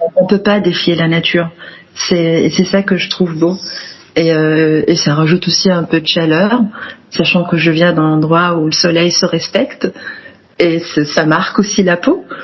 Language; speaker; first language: French; non-native, local second language; Arabic